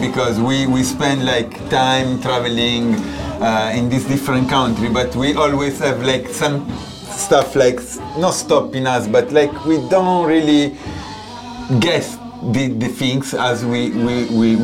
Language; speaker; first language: English; non-native, learner; Italian